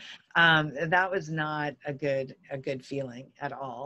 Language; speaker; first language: English; native; English